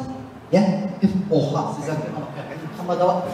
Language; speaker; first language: German; non-native, learner; Turkish